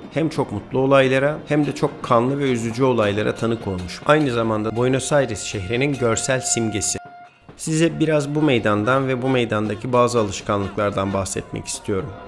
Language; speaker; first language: Turkish; native; Turkish